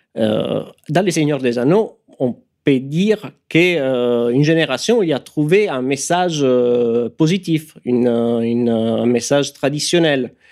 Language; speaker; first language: French; non-native, fluent; Italian